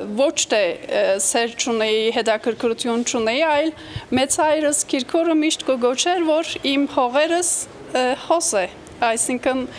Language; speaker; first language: Armenian; early bilingual, heritage; Armenian